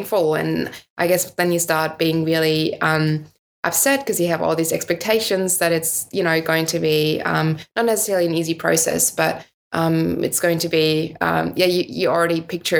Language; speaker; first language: English; non-native, fluent; German